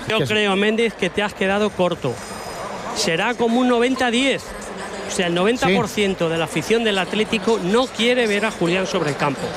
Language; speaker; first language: Spanish; native; Spanish